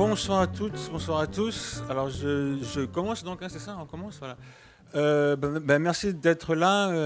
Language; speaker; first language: French; native; French